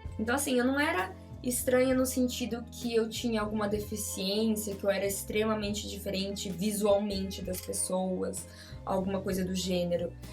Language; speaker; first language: Portuguese; native; Portuguese